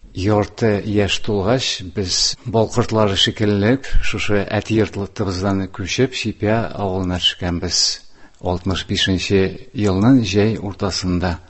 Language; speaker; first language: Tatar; non-native, local second language; Udmurt